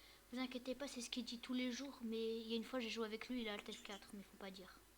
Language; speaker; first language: French; native; French